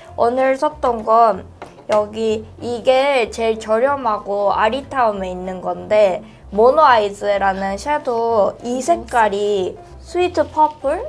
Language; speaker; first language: Korean; non-native, fluent; Japanese